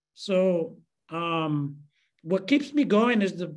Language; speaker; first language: English; early bilingual, other home language; Spanish